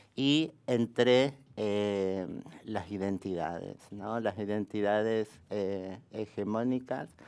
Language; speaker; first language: Spanish; native; Spanish